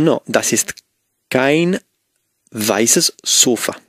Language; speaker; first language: German; non-native, learner; Spanish